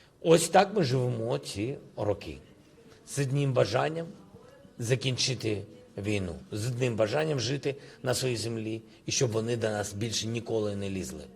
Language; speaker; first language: Ukrainian; non-native, local second language; Russian